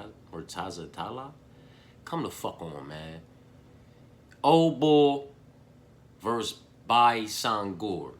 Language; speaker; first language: English; native; English